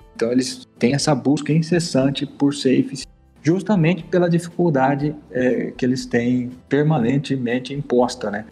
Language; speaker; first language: Portuguese; native; Portuguese